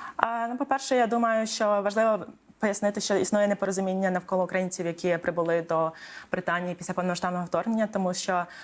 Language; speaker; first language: Ukrainian; native; Ukrainian